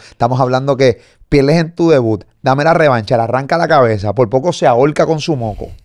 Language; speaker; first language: Spanish; native; Spanish